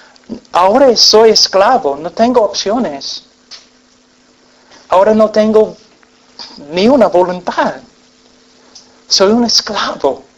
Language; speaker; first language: Spanish; non-native, fluent; English